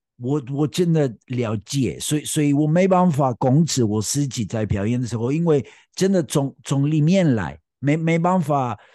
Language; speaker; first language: Chinese; non-native, learner; Spanish